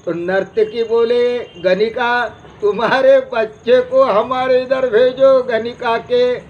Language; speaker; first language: Hindi; non-native, local second language; Marathi